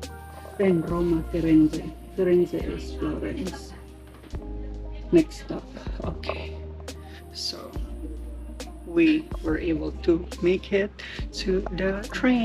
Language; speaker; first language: English; non-native, local second language; Filipino